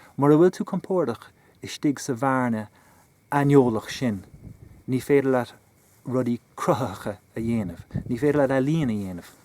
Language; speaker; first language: Irish; non-native, local second language; English